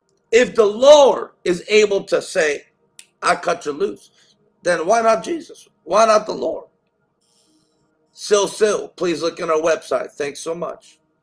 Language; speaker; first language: English; native; English